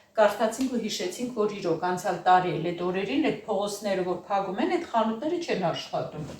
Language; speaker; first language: Armenian; native; Armenian